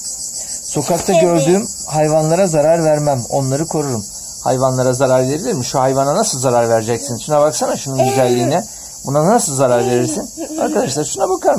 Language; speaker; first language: Turkish; native; Turkish